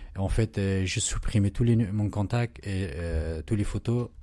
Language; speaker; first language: French; non-native, learner; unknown